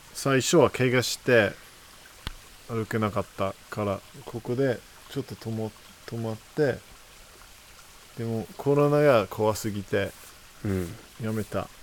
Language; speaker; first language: Japanese; non-native, fluent; English